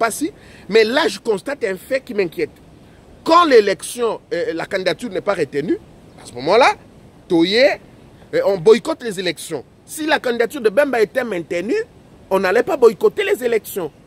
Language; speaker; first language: French; non-native, local second language; Lingala